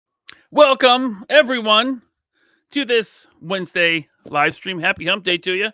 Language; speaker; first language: English; native; English